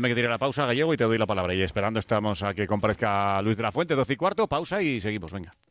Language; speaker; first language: Spanish; native; Spanish